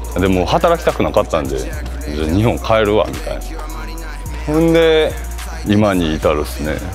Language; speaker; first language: Japanese; early bilingual, other home language; Korean